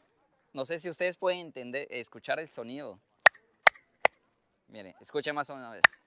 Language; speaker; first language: Spanish; non-native, fluent; Portuguese